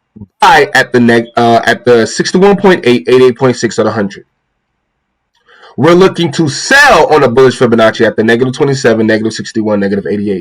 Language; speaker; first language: English; native; English